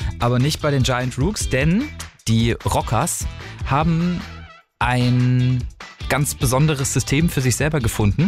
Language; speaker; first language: German; native; German